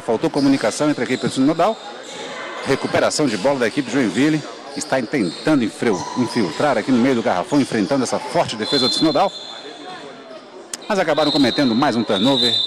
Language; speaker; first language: Portuguese; native; Portuguese